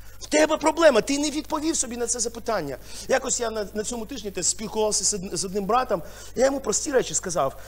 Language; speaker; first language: Ukrainian; non-native, local second language; Russian